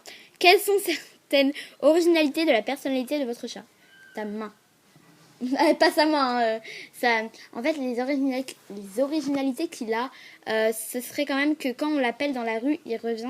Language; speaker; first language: French; native; French